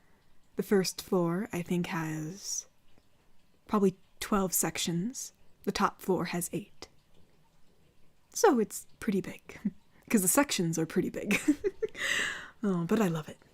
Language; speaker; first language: English; native; English